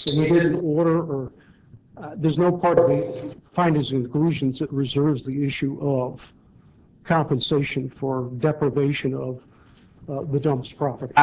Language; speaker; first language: English; native; English